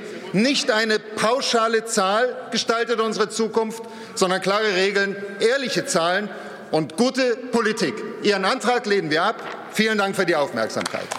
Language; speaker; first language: German; native; German